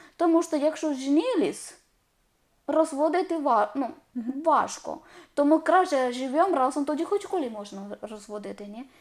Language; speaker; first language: Ukrainian; non-native, learner; Malayalam